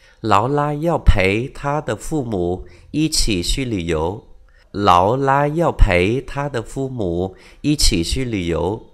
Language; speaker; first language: Chinese; non-native, fluent; Vietnamese